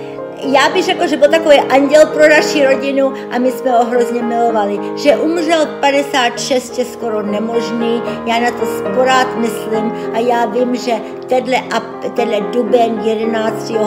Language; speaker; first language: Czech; early bilingual, heritage; Czech